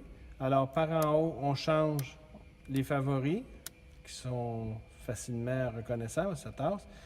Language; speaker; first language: French; native; French